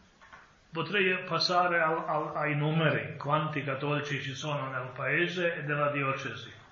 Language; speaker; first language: Italian; non-native, fluent; Croatian